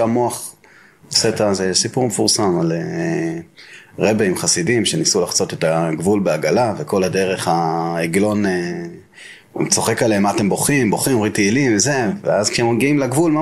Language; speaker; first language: Hebrew; native; Hebrew